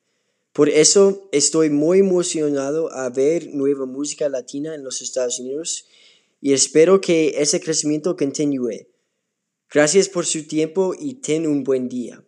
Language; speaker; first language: Spanish; non-native, learner; English